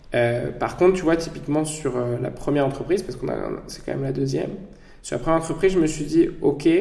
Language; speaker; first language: French; native; French